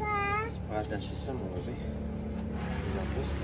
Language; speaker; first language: French; native; French